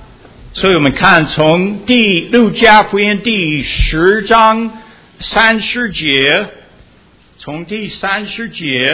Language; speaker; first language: Chinese; early bilingual, heritage; Chinese